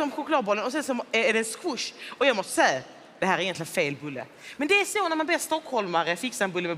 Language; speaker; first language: Swedish; native; Swedish